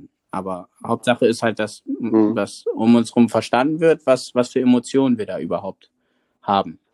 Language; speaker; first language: German; native; German